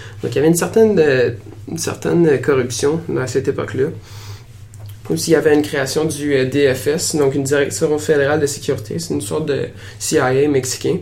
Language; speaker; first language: French; native; French